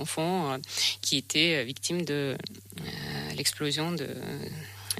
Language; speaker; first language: French; non-native, fluent; Russian